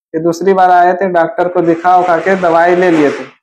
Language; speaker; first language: Hindi; native; Hindi